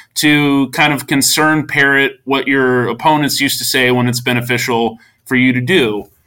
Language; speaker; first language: English; native; English